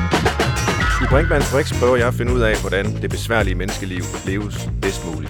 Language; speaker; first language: Danish; native; Danish